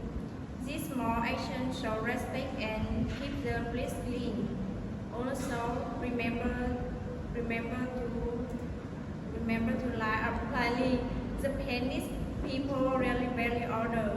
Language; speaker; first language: English; non-native, learner; Vietnamese